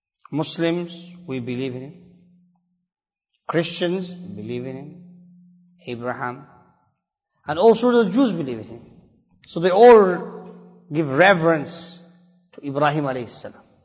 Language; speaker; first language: English; early bilingual, other home language; Urdu